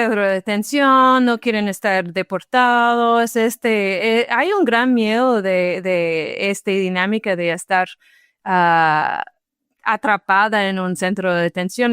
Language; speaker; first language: Spanish; non-native, fluent; English